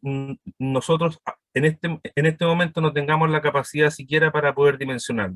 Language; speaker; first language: Spanish; native; Spanish